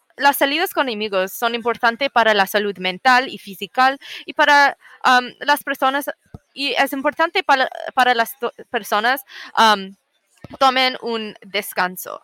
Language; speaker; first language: Spanish; non-native, learner; English